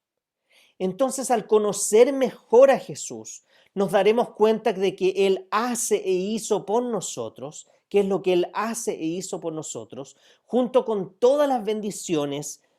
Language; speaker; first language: Spanish; native; Spanish